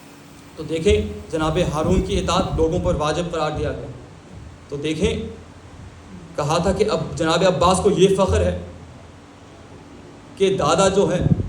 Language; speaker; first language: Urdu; early bilingual, heritage; Urdu